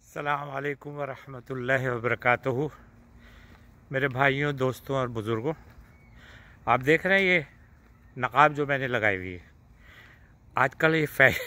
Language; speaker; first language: Urdu; native; Urdu